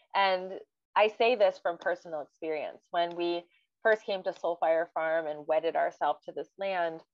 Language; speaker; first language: English; native; English